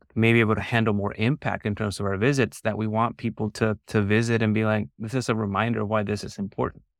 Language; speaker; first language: English; early bilingual, other home language; Spanish